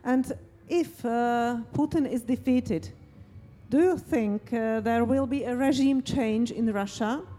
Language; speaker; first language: English; non-native, fluent; Slovak